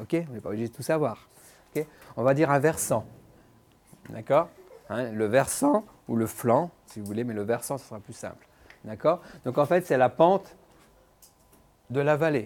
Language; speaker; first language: French; native; French